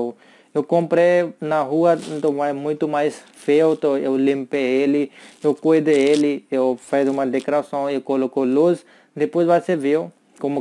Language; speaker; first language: Portuguese; non-native, learner; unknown